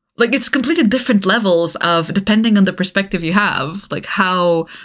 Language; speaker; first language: English; non-native, fluent; Bulgarian